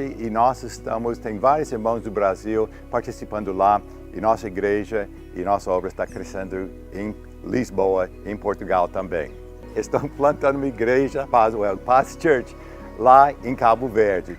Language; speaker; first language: Portuguese; non-native, learner; English